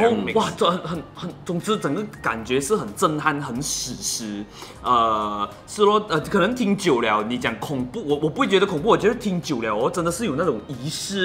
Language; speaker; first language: Chinese; native; Chinese